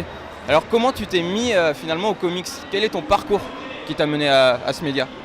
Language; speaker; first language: French; native; French